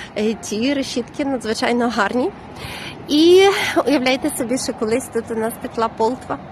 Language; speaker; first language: Ukrainian; native; Ukrainian